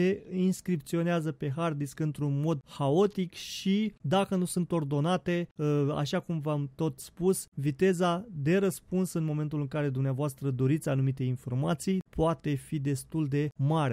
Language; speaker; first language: Romanian; native; Romanian